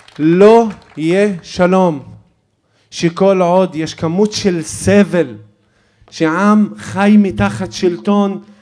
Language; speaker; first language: Hebrew; non-native, local second language; Arabic